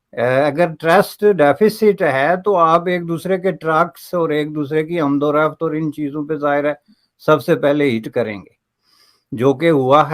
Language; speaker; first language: Urdu; native; Urdu